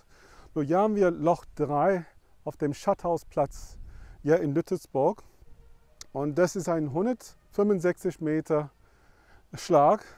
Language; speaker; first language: German; non-native, fluent; English